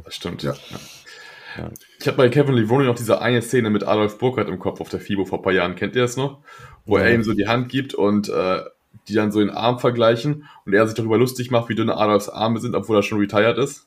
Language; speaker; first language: German; native; German